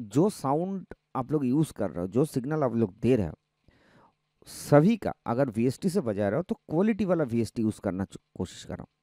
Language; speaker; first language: Hindi; non-native, local second language; Bangla